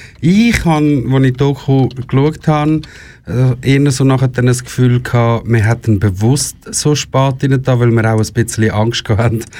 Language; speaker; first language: German; native; German